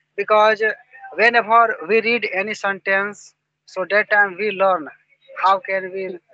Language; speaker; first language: English; non-native, local second language; Hindi